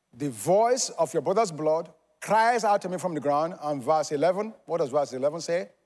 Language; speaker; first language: English; non-native, local second language; Yoruba